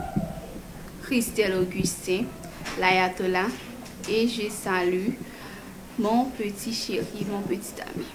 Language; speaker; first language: French; non-native, local second language; Haitian Creole